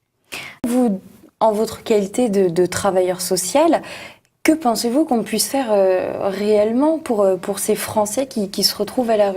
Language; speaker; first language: French; native; French